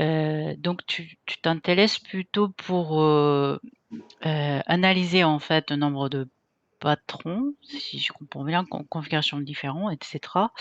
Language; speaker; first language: French; non-native, fluent; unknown